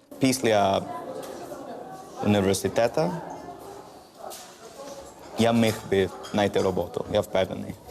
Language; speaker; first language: Ukrainian; non-native, learner; English